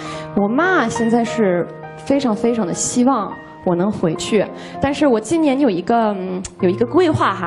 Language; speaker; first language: Chinese; non-native, fluent; English